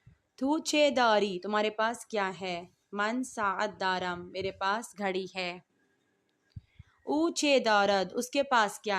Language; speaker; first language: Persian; non-native, fluent; Urdu